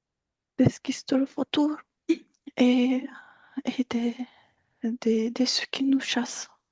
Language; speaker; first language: French; non-native, fluent; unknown